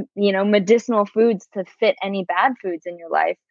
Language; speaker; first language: English; native; English